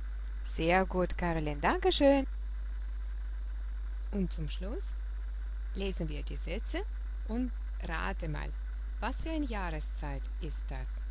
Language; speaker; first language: German; non-native, fluent; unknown